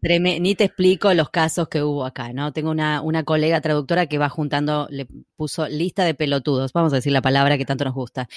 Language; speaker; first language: Spanish; native; Spanish